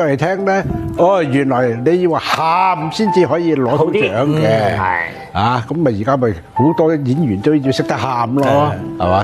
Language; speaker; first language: Cantonese; native; Cantonese